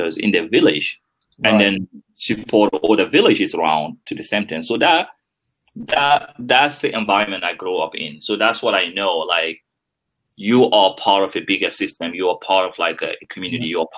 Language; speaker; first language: English; non-native, fluent; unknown